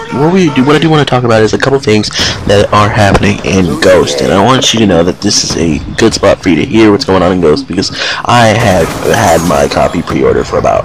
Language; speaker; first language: English; native; English